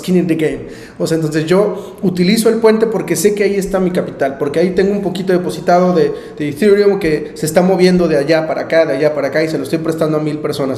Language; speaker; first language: Spanish; native; Spanish